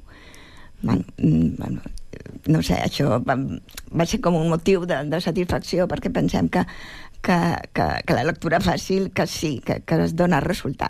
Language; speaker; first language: Catalan; native; Catalan